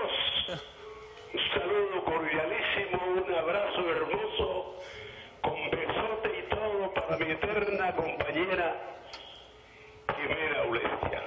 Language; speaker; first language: Spanish; native; Spanish